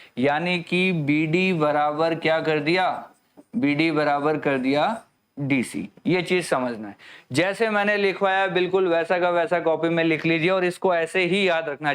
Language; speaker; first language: Hindi; native; Hindi